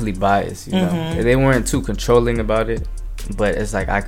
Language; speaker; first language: English; native; English